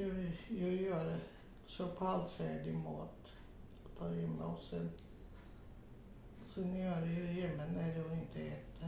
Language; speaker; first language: Swedish; non-native, fluent; Portuguese